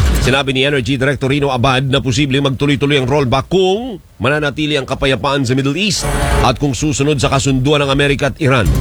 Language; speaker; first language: Filipino; native; Filipino